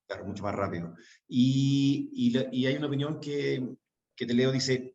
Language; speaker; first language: Spanish; native; Spanish